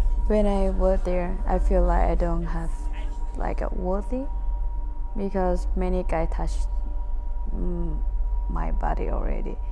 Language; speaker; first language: English; non-native, learner; Akha